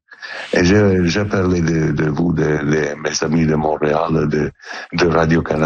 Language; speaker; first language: French; non-native, learner; Italian